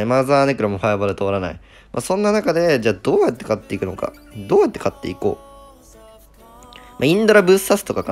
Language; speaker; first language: Japanese; native; Japanese